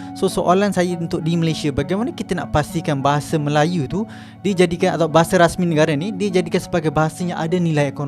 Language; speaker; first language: Malay; native; Malay